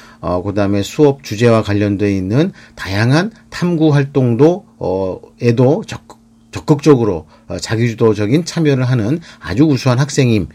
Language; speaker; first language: Korean; native; Korean